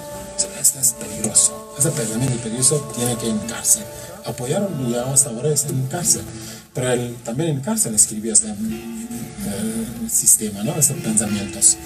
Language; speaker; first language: Spanish; non-native, learner; Kurdish